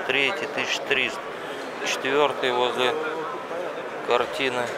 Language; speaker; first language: Russian; native; Russian